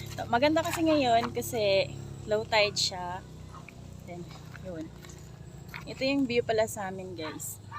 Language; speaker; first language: Filipino; non-native, local second language; Waray